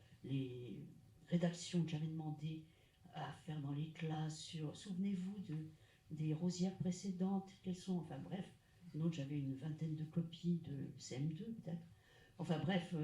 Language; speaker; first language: French; native; French